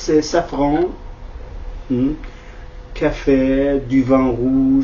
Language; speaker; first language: French; non-native, learner; Kurdish